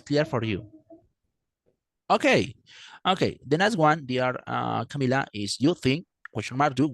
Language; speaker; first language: English; non-native, fluent; Spanish